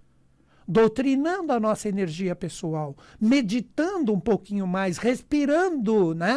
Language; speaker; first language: Portuguese; native; Portuguese